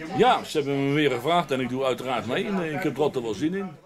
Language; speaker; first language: Dutch; native; Dutch